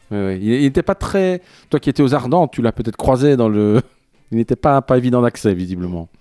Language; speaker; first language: French; native; French